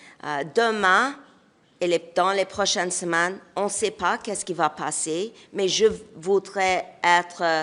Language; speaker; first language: French; non-native, local second language; English